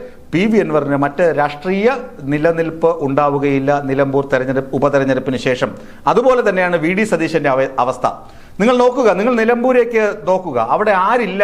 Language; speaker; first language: Malayalam; native; Malayalam